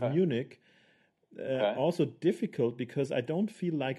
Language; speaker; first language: English; non-native, fluent; German